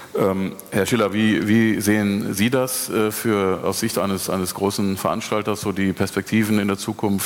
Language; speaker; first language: German; native; German